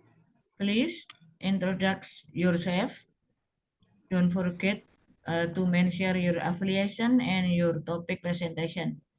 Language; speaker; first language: English; non-native, learner; Indonesian